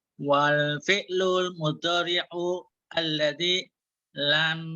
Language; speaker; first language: Arabic; non-native, learner; Indonesian